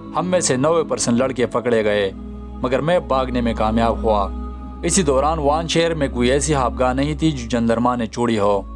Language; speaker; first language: Urdu; non-native, local second language; Pashto